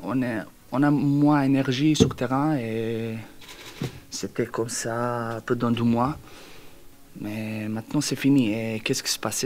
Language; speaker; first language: French; non-native, learner; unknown